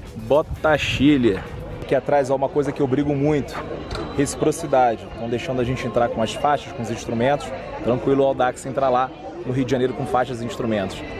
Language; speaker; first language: Portuguese; native; Portuguese